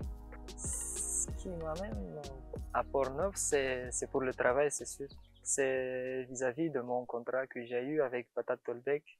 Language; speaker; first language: French; non-native, local second language; Malagasy